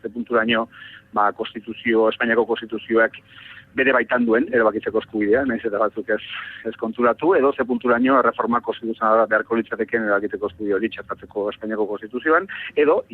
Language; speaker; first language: Basque; native; Basque